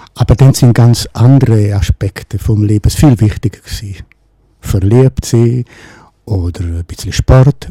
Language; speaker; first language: German; non-native, local second language; Romansh